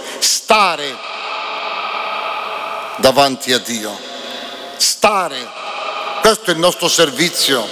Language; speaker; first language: Italian; native; Italian